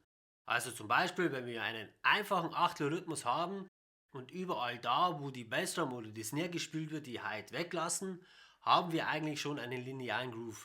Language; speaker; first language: German; native; German